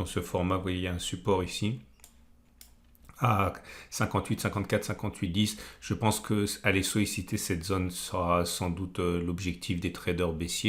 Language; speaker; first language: French; native; French